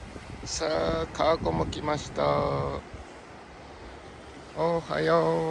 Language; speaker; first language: Japanese; native; Japanese